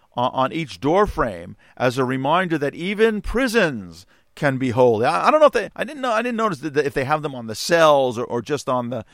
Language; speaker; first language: English; native; English